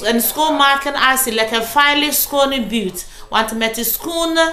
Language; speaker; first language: Dutch; non-native, learner; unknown